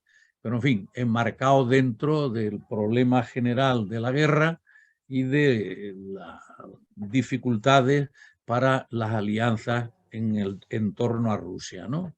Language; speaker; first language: Spanish; native; Spanish